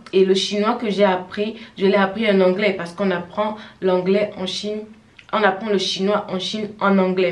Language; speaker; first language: French; non-native, local second language; Fang